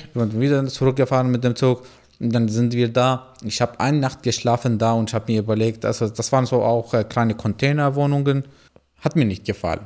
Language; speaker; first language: German; non-native, fluent; Arabic